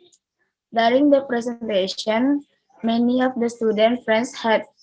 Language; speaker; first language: English; non-native, learner; Indonesian